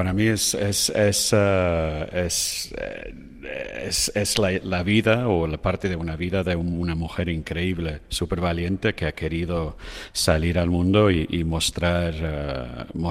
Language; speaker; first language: Spanish; non-native, fluent; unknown